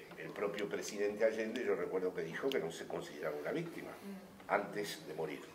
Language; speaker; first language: Spanish; native; Spanish